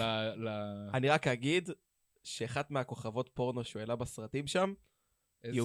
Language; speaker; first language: Hebrew; native; Hebrew